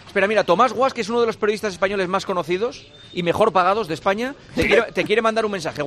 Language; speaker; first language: Spanish; native; Spanish